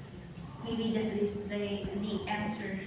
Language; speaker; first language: English; non-native, learner; Indonesian